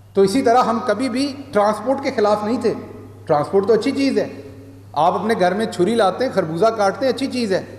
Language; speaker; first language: Urdu; non-native, local second language; Punjabi